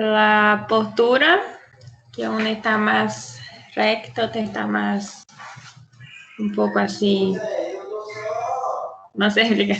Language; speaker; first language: Spanish; non-native, learner; Portuguese